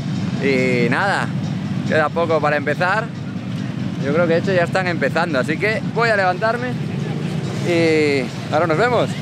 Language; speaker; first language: Spanish; native; Spanish